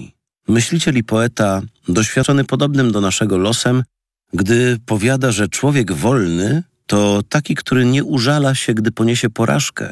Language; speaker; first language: Polish; native; Polish